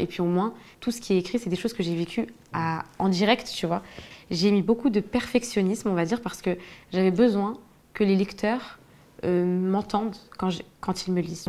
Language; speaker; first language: French; native; French